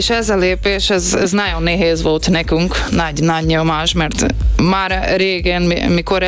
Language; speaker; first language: Hungarian; non-native, learner; Portuguese